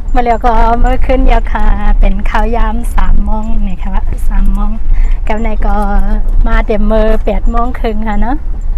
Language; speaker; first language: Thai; non-native, local second language; Shan